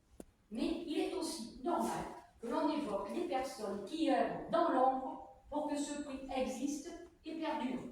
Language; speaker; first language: French; native; French